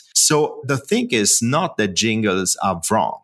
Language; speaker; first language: English; non-native, fluent; Italian